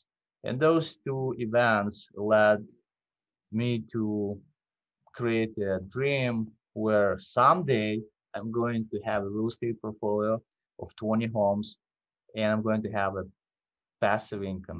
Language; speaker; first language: English; non-native, fluent; Russian